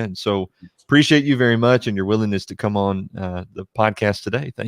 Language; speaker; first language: English; native; English